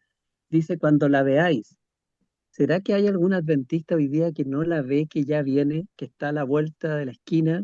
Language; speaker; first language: Spanish; native; Spanish